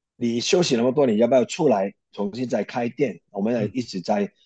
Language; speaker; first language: Chinese; non-native, local second language; Cantonese